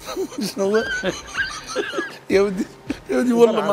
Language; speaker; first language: Arabic; native; Arabic